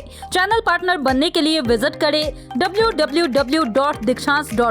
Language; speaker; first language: Hindi; native; Hindi